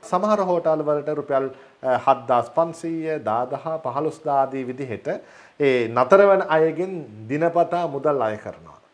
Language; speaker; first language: Sinhala; native; Sinhala